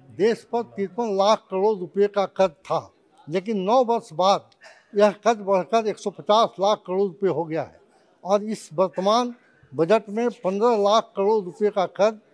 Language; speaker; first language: Hindi; native; Hindi